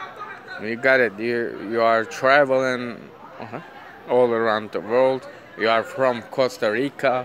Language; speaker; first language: English; non-native, fluent; Turkish